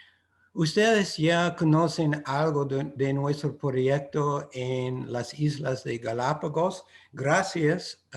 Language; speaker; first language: Spanish; non-native, fluent; English